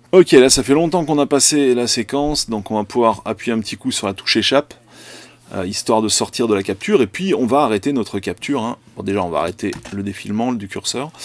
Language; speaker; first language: French; native; French